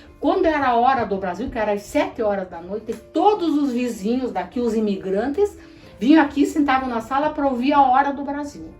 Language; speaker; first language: Portuguese; early bilingual, other home language; Polish